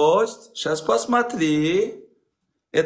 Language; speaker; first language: Russian; non-native, learner; Azerbaijani